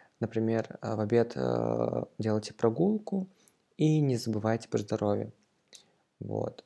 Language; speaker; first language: Russian; native; Russian